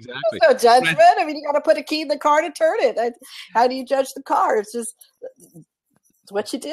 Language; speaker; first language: English; native; English